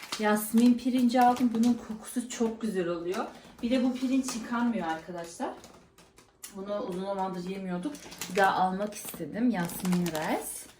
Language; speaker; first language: Turkish; native; Turkish